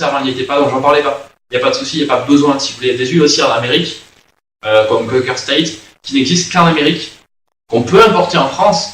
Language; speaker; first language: French; native; French